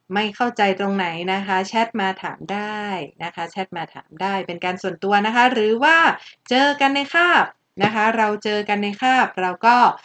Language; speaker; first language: Thai; native; Thai